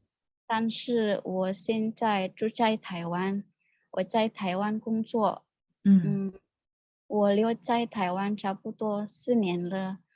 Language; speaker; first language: Chinese; non-native, learner; Indonesian